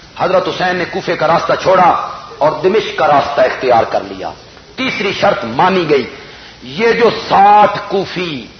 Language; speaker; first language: Urdu; non-native, local second language; Punjabi